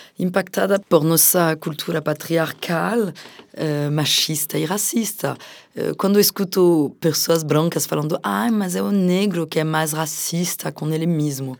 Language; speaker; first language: Portuguese; non-native, fluent; French